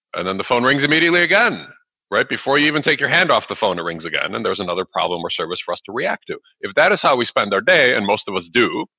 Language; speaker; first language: English; early bilingual, other home language; Russian